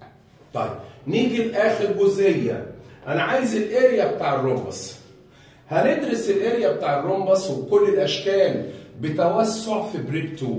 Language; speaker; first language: Arabic; native; Arabic